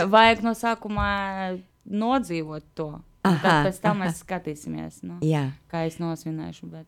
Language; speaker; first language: Latvian; non-native, local second language; Russian